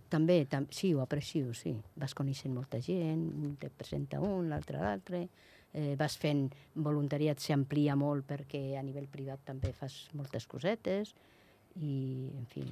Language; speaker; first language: Catalan; non-native, local second language; Spanish